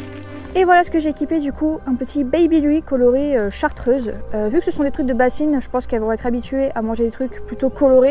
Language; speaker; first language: French; native; French